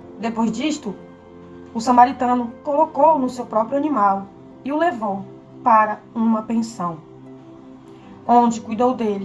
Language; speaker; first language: Portuguese; native; Portuguese